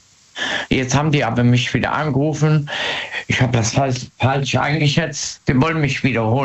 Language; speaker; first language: German; native; German